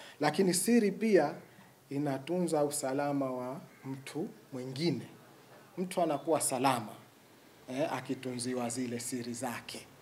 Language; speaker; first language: Swahili; native; Swahili